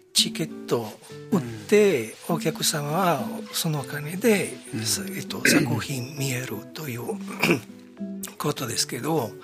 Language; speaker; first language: Japanese; non-native, fluent; Italian